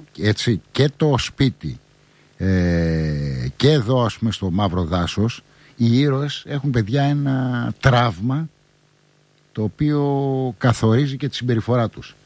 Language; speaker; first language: Greek; native; Greek